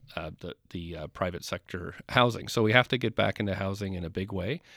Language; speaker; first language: English; native; English